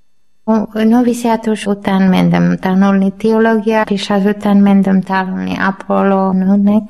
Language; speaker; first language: Hungarian; non-native, learner; Malayalam